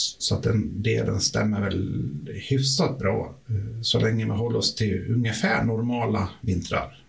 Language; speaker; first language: Swedish; native; Swedish